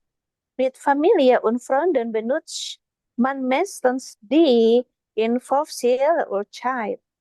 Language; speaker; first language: German; non-native, learner; Indonesian